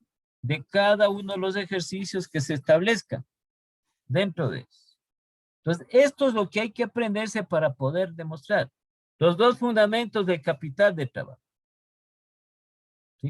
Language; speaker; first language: Spanish; native; Spanish